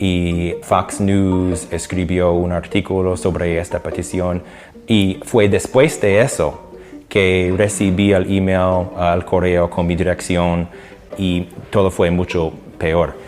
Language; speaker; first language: Spanish; non-native, fluent; English